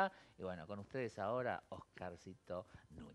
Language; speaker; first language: Spanish; native; Spanish